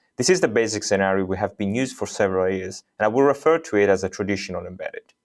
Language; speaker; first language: English; non-native, fluent; Italian